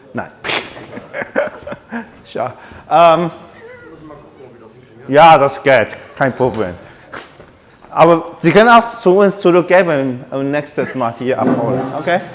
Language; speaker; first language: German; non-native, learner; Chinese